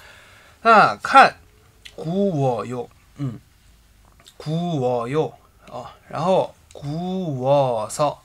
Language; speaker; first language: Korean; non-native, fluent; Chinese